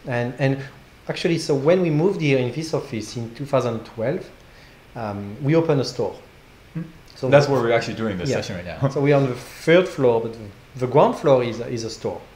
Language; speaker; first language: English; non-native, fluent; French